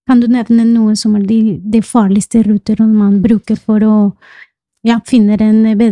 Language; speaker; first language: Norwegian; non-native, fluent; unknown